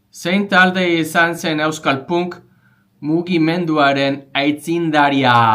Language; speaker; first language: Basque; non-native, learner; English